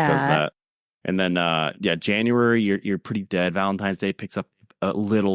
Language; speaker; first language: English; native; English